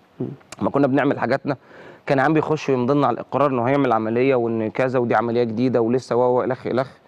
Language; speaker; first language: Arabic; native; Arabic